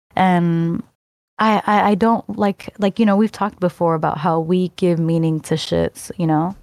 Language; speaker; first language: English; native; English